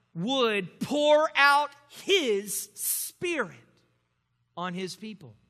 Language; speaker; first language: English; native; English